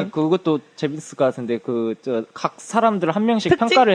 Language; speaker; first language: Korean; native; Korean